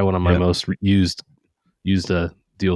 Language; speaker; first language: English; native; English